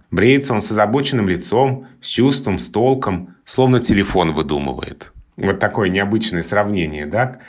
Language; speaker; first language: Russian; native; Russian